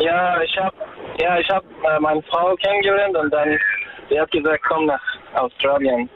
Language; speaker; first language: German; early bilingual, other home language; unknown